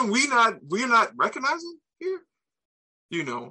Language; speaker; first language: English; native; English